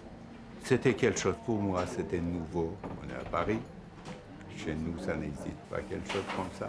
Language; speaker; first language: French; non-native, fluent; Persian